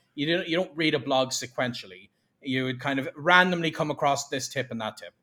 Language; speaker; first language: English; native; English